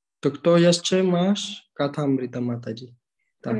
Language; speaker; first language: Polish; non-native, learner; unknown